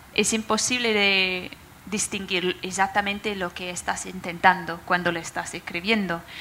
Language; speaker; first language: Spanish; non-native, fluent; English